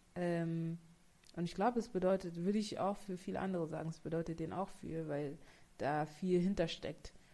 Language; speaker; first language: German; native; German